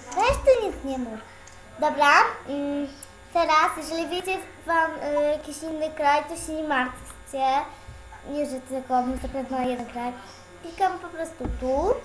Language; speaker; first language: Polish; native; Polish